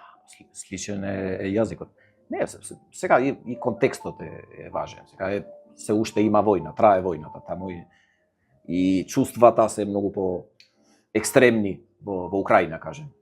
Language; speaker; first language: Macedonian; non-native, fluent; Albanian